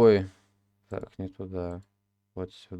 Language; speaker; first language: Russian; native; Russian